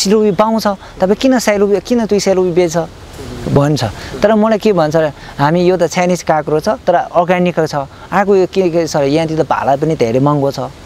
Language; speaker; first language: Nepali; non-native, learner; Chinese